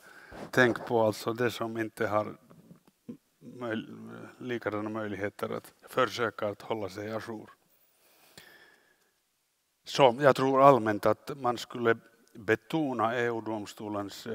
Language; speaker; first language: Swedish; non-native, local second language; Finnish